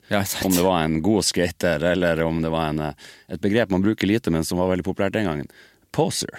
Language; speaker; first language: Norwegian; native; Norwegian